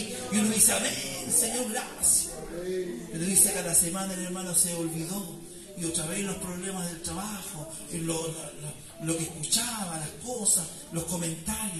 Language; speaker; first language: Spanish; native; Spanish